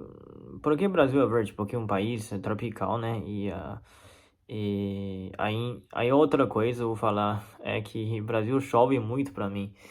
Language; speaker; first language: Portuguese; non-native, fluent; Chinese